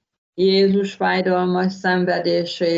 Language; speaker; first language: Hungarian; native; Hungarian